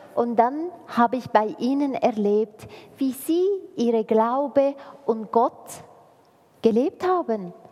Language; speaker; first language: German; non-native, fluent; Arabic